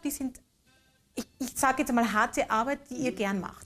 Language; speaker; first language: German; native; German